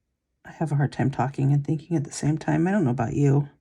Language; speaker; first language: English; native; English